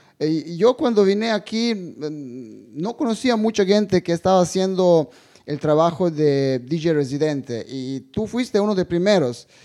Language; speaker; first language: Spanish; non-native, fluent; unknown